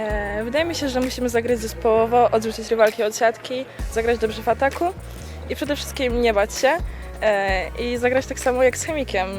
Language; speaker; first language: Polish; native; Polish